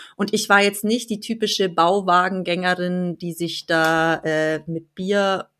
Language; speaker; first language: German; native; German